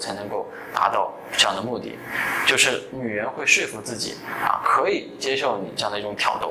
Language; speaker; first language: Chinese; native; Chinese